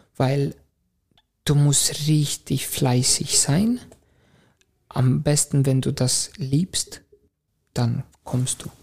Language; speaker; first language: German; non-native, fluent; Romanian